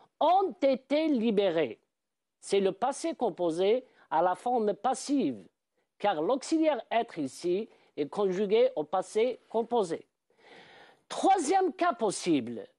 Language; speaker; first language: French; non-native, local second language; Arabic